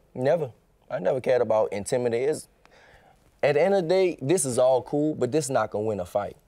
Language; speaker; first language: English; native; English